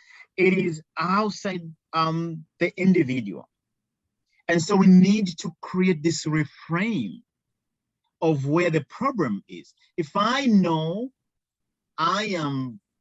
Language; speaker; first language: English; non-native, local second language; Ganda